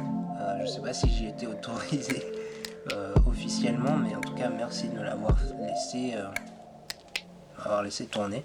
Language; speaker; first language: French; native; French